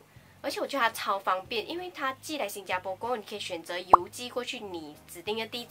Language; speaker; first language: Chinese; native; Chinese